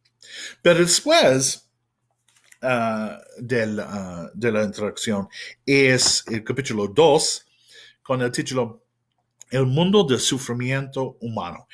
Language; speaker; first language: Spanish; non-native, fluent; English